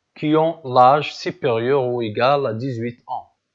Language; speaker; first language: French; non-native, local second language; Arabic